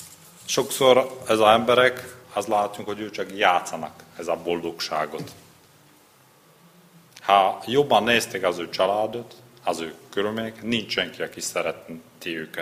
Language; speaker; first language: Hungarian; non-native, learner; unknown